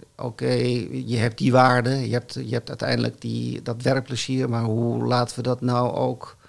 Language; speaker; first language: Dutch; native; Dutch